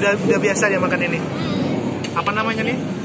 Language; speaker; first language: Indonesian; native; Indonesian